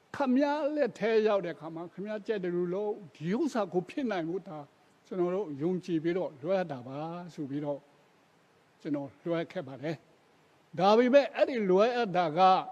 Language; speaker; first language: Burmese; non-native, local second language; Tedim Chin